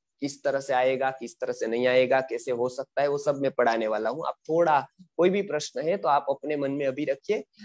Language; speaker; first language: Hindi; non-native, local second language; Gujarati